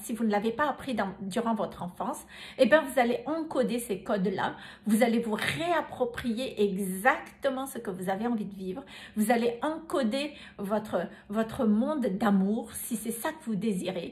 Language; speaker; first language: French; native; French